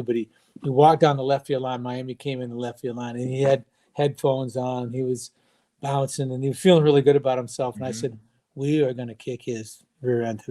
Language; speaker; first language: English; native; English